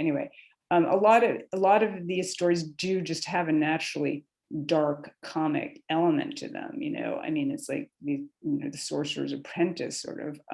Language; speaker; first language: English; native; English